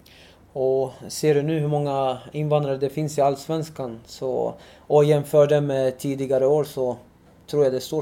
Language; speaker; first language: Swedish; early bilingual, other home language; Arabic